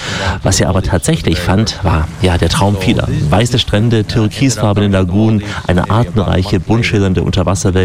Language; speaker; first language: German; native; German